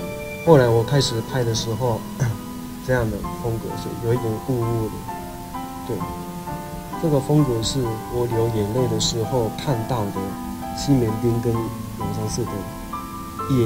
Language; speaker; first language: Chinese; non-native, fluent; Japanese